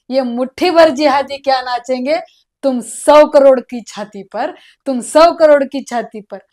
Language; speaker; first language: Hindi; non-native, local second language; Marathi